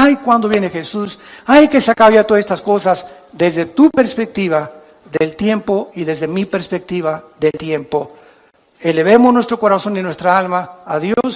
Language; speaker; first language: Spanish; native; Spanish